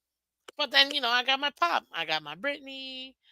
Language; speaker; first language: English; native; English